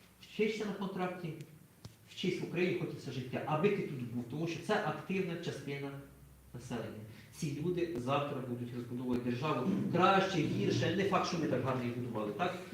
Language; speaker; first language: Ukrainian; native; Ukrainian